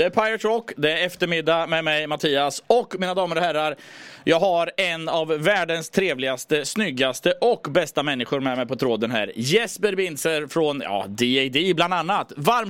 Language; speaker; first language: Swedish; native; Swedish